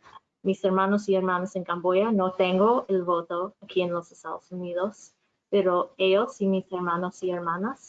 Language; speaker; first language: Spanish; non-native, fluent; English